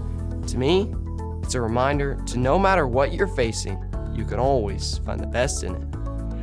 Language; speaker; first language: English; native; English